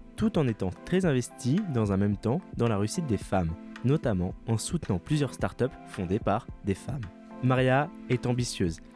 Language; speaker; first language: French; non-native, fluent; English